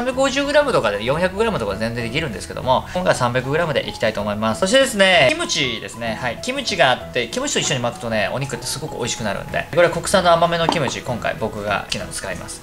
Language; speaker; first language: Japanese; native; Japanese